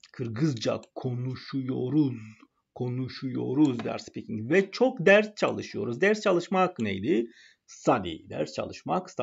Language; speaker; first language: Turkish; non-native, fluent; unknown